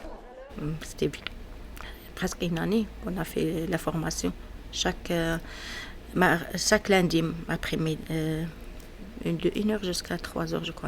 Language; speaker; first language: French; non-native, learner; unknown